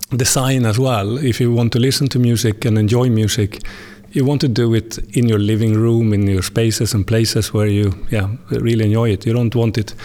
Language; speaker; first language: English; non-native, fluent; Swedish